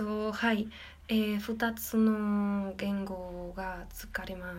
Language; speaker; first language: Japanese; non-native, learner; Spanish